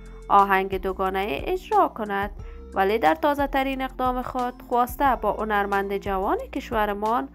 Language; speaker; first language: Persian; native; Persian